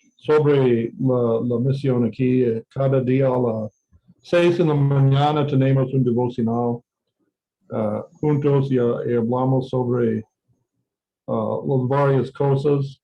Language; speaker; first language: Spanish; non-native, fluent; English